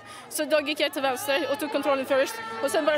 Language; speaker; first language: Swedish; non-native, fluent; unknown